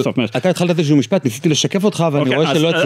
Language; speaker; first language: Hebrew; native; Hebrew